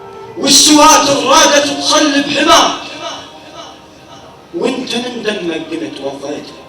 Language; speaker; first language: Arabic; native; Arabic